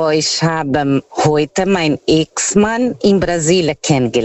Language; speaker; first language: German; non-native, learner; Portuguese